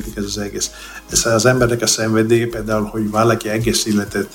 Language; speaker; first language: Hungarian; non-native, fluent; Greek